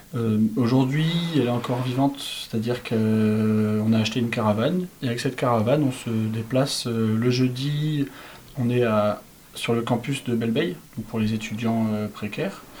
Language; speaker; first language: French; native; French